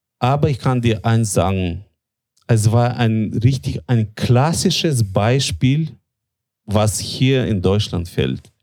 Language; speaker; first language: German; non-native, fluent; Russian